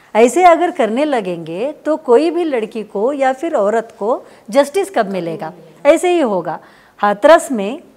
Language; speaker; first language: Hindi; non-native, local second language; Kannada